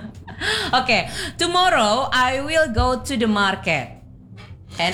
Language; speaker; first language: English; non-native, learner; Indonesian